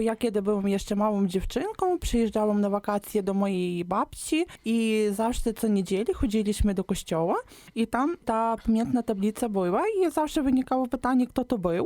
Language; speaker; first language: Polish; non-native, local second language; Ukrainian